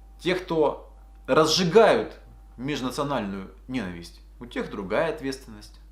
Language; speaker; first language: Russian; native; Russian